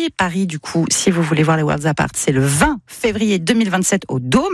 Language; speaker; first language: French; native; French